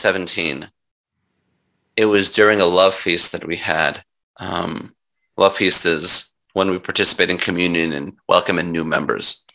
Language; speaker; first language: English; native; English